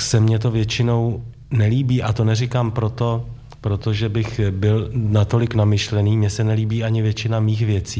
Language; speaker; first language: Czech; native; Czech